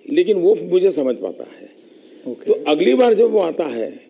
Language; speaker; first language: Hindi; non-native, local second language; Gujarati